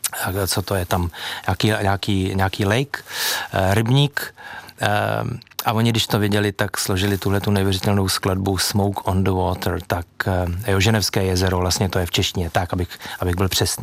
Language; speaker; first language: Czech; native; Czech